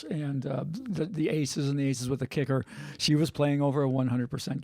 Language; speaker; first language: English; native; English